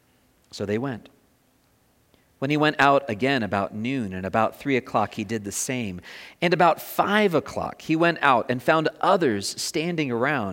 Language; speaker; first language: English; native; English